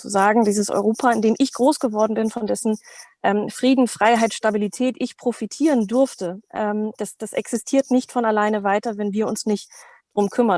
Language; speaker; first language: German; native; German